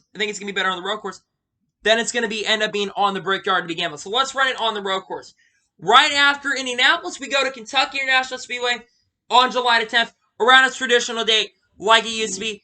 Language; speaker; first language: English; native; English